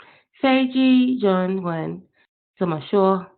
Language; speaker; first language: Chinese; non-native, learner; English